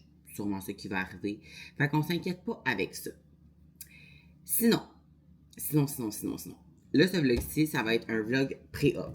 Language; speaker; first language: French; native; French